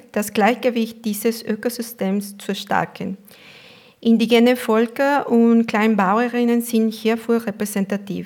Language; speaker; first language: German; non-native, fluent; Spanish